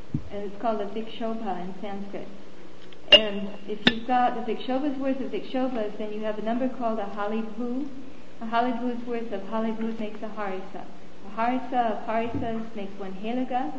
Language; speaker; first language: English; native; English